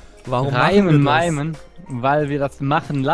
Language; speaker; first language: German; native; German